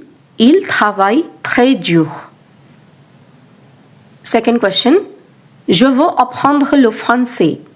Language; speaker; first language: French; non-native, fluent; Telugu